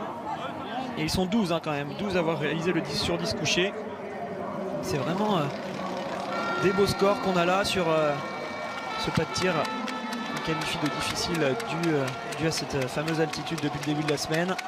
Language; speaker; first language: French; native; French